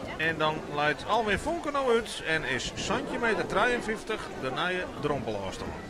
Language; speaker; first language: Dutch; non-native, local second language; Western Frisian